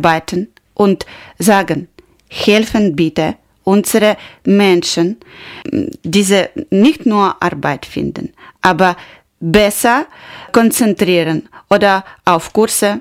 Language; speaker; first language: German; non-native, learner; Ukrainian